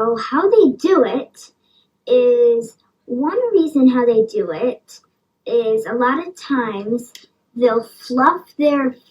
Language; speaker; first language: English; native; English